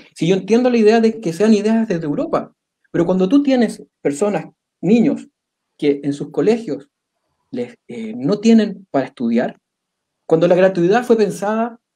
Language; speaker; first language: Spanish; native; Spanish